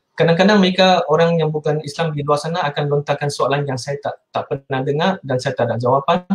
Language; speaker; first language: Malay; non-native, local second language; Chinese